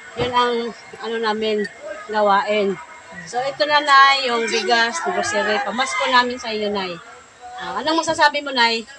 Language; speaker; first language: Filipino; non-native, local second language; Cebuano